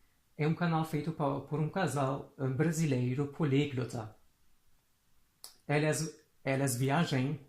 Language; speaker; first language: Portuguese; non-native, fluent; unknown